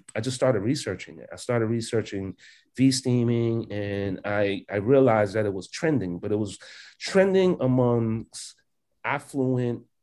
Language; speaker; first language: English; early bilingual, other home language; Haitian Creole